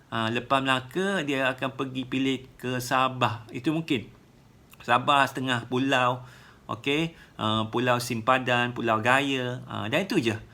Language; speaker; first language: Malay; native; Malay